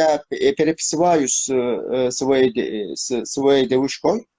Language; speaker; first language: Russian; non-native, learner; Turkish